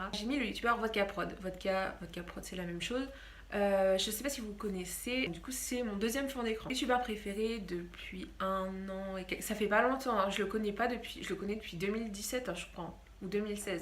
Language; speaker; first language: French; native; French